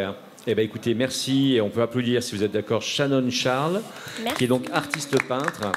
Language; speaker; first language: French; native; French